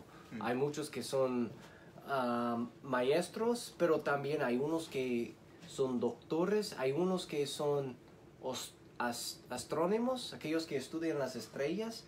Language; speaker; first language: Spanish; early bilingual, heritage; Spanish